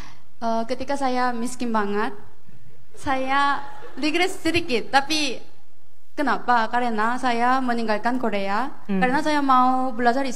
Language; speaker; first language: Indonesian; non-native, fluent; Korean